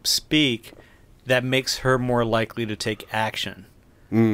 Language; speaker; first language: English; native; English